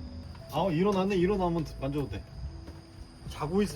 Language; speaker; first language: Korean; native; Korean